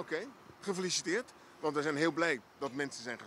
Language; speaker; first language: Dutch; native; Dutch